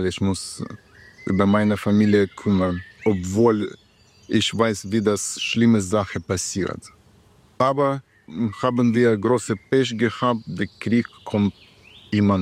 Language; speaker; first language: German; non-native, learner; Russian